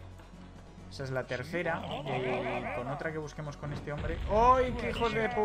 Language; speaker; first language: Spanish; native; Spanish